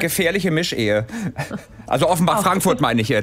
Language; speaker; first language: German; native; German